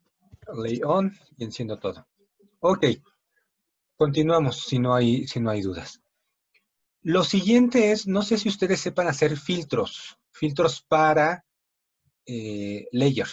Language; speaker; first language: Spanish; native; Spanish